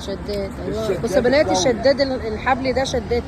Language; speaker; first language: Arabic; native; Arabic